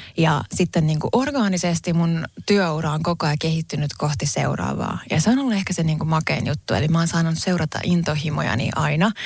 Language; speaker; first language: Finnish; non-native, local second language; Swedish